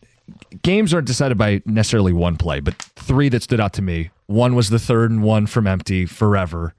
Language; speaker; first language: English; native; English